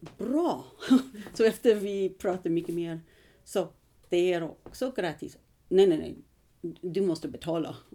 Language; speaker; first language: Swedish; non-native, learner; English